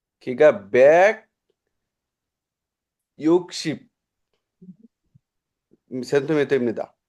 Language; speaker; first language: Korean; non-native, learner; Bangla